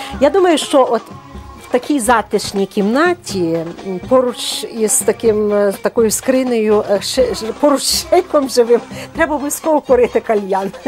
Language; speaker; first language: Ukrainian; native; Ukrainian